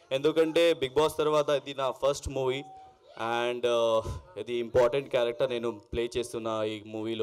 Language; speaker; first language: Telugu; non-native, local second language; Urdu